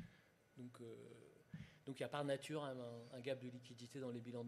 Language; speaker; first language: French; native; French